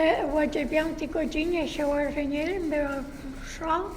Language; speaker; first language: Polish; early bilingual, heritage; Polish